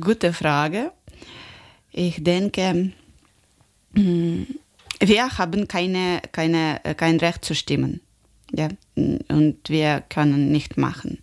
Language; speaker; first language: German; non-native, learner; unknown